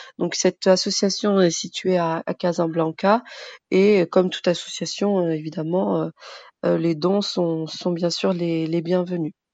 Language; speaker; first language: French; early bilingual, other home language; Arabic